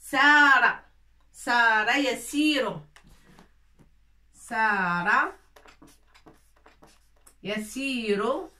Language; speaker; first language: Arabic; non-native, fluent; French